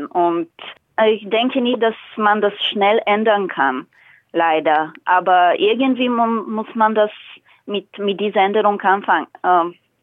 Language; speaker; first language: German; non-native, fluent; Bulgarian